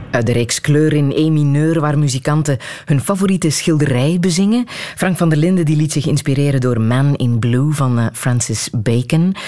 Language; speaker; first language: Dutch; native; Dutch